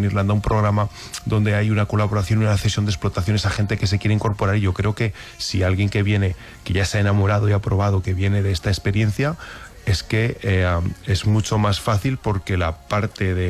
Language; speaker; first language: Spanish; native; Spanish